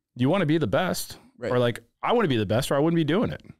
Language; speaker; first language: English; native; English